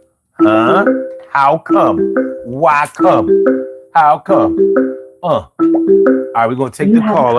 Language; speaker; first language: English; native; English